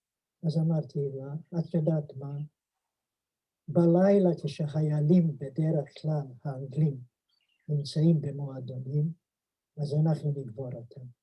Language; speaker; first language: Hebrew; non-native, fluent; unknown